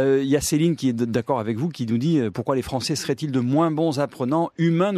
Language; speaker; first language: French; native; French